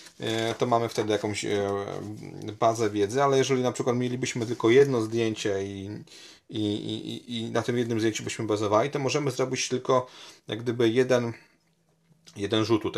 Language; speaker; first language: Polish; native; Polish